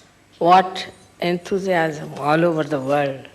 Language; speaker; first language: English; non-native, local second language; Hindi